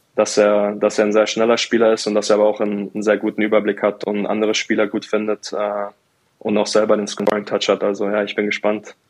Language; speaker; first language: German; native; German